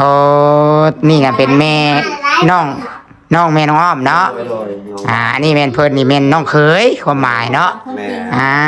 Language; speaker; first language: Thai; non-native, local second language; Lao